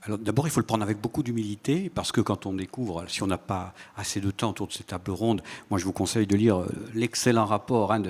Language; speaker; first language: French; native; French